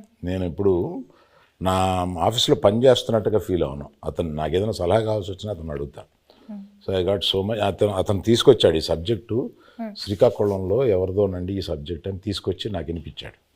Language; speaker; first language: Telugu; native; Telugu